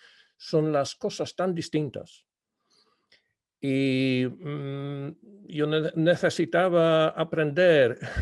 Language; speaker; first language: Spanish; non-native, fluent; Polish